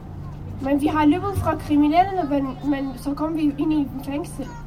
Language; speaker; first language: Danish; non-native, learner; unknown